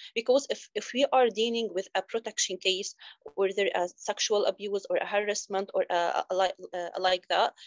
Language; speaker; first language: English; non-native, learner; Arabic